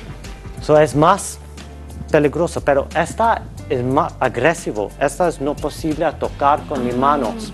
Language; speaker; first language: Spanish; non-native, learner; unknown